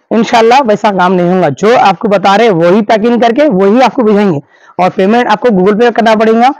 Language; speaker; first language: Hindi; non-native, local second language; Urdu